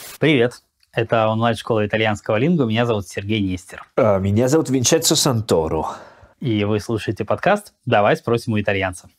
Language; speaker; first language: Russian; native; Russian